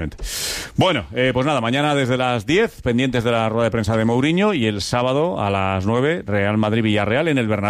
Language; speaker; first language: Spanish; native; Spanish